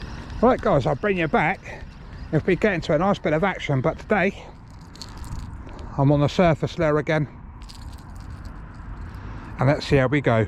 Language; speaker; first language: English; native; English